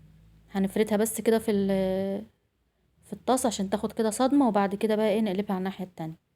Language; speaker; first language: Arabic; native; Arabic